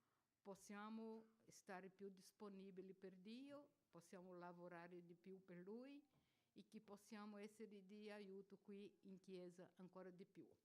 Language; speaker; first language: Italian; non-native, fluent; Portuguese